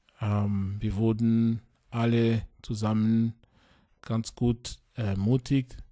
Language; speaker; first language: German; non-native, fluent; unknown